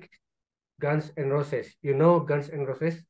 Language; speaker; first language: English; non-native, learner; Indonesian